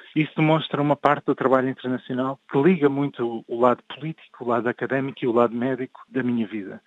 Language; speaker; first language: Portuguese; early bilingual, other home language; English